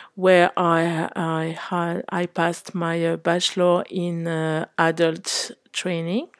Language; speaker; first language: English; non-native, fluent; French